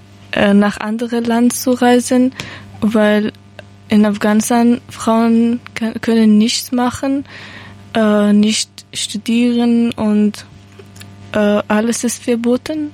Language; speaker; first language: German; non-native, learner; Persian